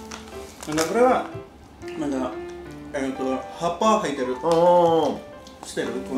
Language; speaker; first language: Japanese; non-native, learner; Indonesian